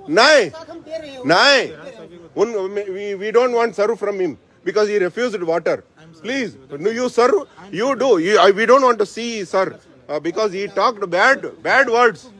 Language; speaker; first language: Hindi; non-native, local second language; Kannada